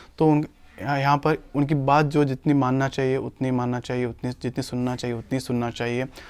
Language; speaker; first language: Hindi; non-native, local second language; Kannada